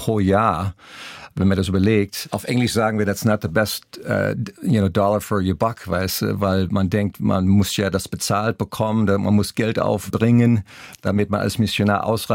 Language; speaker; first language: German; native; German